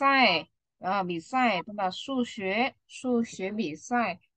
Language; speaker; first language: Chinese; non-native, fluent; Vietnamese